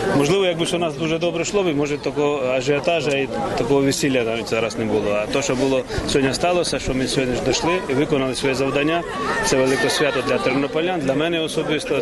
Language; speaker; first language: Ukrainian; non-native, fluent; Georgian